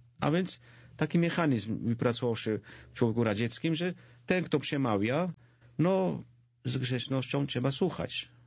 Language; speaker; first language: Polish; non-native, fluent; Georgian